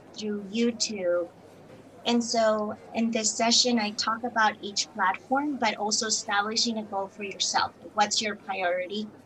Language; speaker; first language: English; non-native, fluent; Spanish